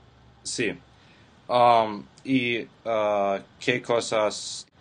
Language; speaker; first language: Spanish; non-native, learner; English